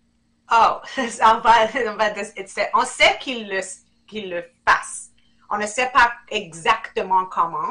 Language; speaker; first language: French; non-native, fluent; English